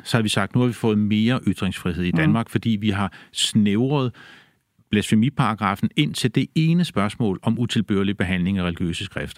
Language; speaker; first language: Danish; native; Danish